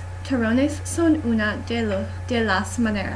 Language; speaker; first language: Spanish; non-native, learner; English